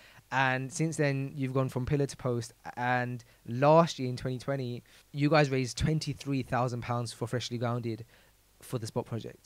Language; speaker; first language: English; native; English